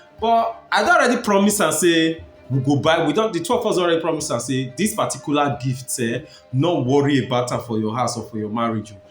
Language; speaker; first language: Nigerian Pidgin; non-native, local second language; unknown